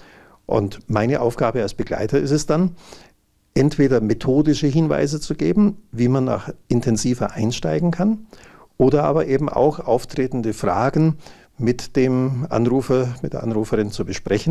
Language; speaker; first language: German; native; German